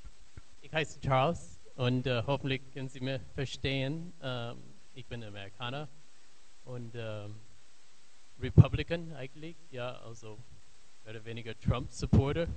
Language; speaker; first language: German; non-native, learner; English